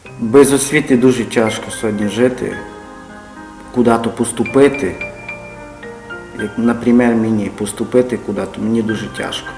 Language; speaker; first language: Ukrainian; non-native, local second language; Romany